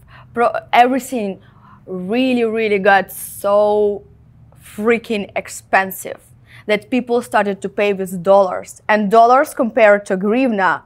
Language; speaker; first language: English; non-native, fluent; Ukrainian